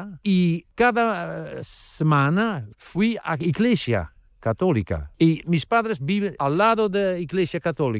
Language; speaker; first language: Spanish; non-native, learner; Dutch